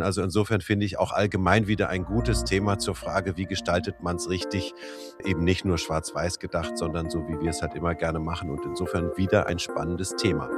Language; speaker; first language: German; native; German